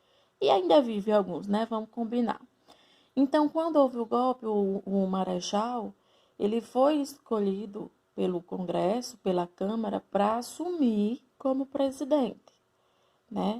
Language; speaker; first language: Portuguese; native; Portuguese